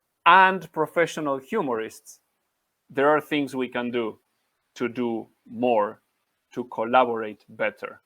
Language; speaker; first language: English; non-native, fluent; Spanish